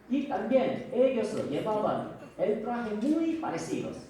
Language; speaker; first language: Spanish; non-native, fluent; Korean